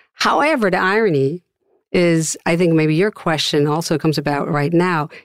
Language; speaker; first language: English; non-native, fluent; Dutch